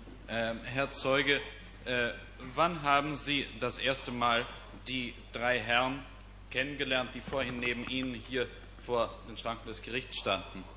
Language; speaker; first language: German; native; German